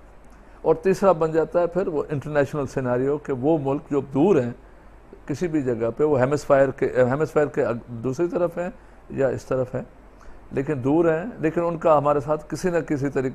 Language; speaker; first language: Urdu; non-native, local second language; Sindhi